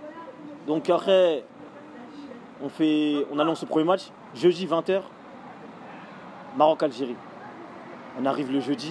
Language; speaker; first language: French; native; French